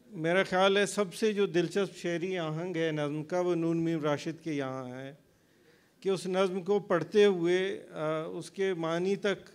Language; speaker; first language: Urdu; non-native, local second language; Baluchi